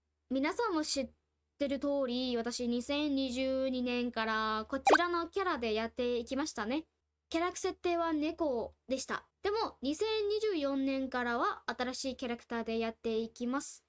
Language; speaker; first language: Japanese; non-native, fluent; Burmese